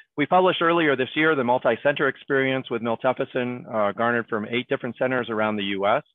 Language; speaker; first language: English; native; English